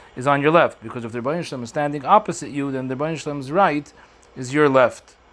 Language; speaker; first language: English; native; English